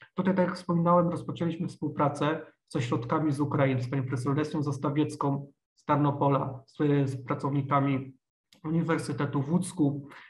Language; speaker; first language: Polish; native; Polish